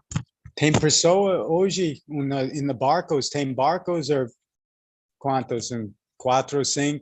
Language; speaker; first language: Portuguese; non-native, learner; English